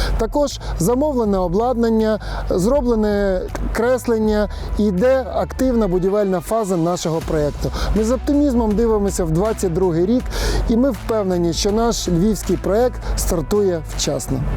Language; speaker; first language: Ukrainian; native; Ukrainian